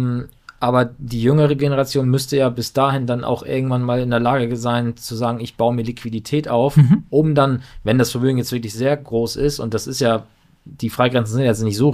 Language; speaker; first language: German; native; German